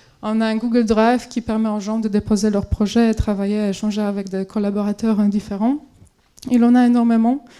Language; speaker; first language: French; non-native, fluent; Polish